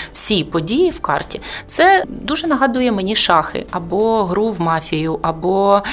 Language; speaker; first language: Ukrainian; non-native, local second language; Russian